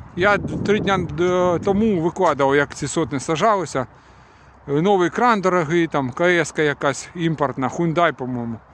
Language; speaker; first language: Ukrainian; non-native, local second language; Russian